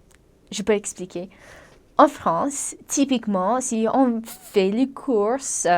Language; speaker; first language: French; non-native, learner; English